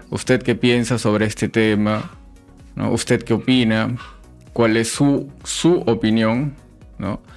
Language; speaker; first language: Spanish; native; Spanish